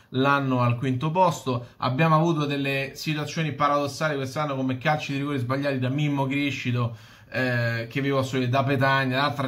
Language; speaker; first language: Italian; native; Italian